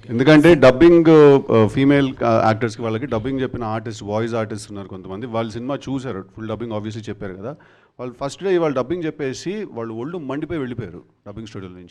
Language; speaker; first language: Telugu; native; Telugu